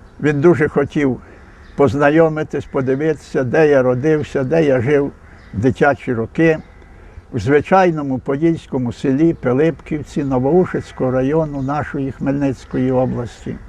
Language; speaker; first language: Ukrainian; native; Ukrainian